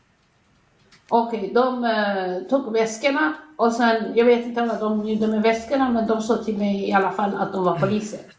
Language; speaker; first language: Swedish; non-native, learner; Arabic